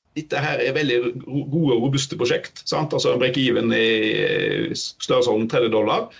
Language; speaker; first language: Norwegian; native; Norwegian